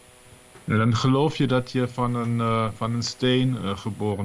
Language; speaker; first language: Dutch; non-native, learner; German